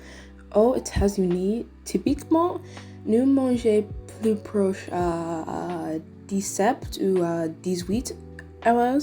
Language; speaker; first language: French; non-native, learner; English